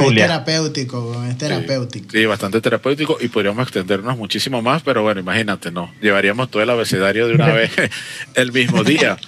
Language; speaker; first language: Spanish; native; Spanish